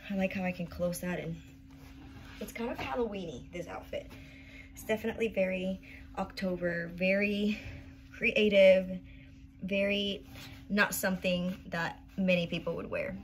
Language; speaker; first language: English; early bilingual, other home language; Spanish